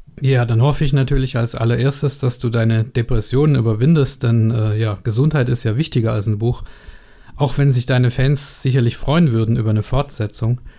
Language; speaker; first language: German; native; German